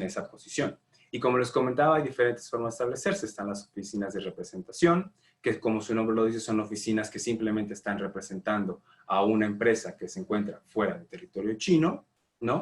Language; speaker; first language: Spanish; native; Spanish